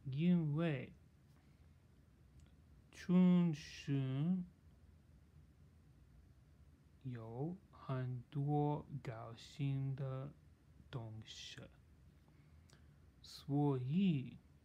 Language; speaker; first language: Chinese; non-native, learner; English